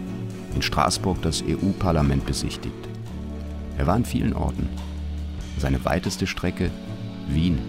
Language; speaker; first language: German; native; German